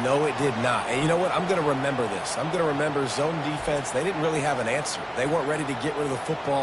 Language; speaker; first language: English; native; English